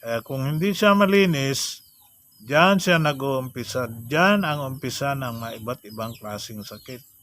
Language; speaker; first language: Filipino; non-native, local second language; Cebuano